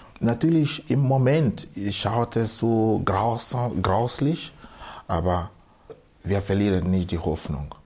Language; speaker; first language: German; non-native, fluent; Igbo